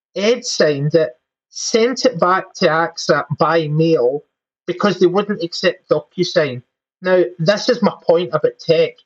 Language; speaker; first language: English; native; English